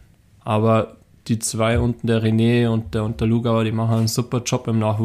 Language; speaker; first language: German; native; German